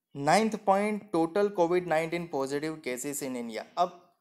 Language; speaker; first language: Hindi; non-native, local second language; Gujarati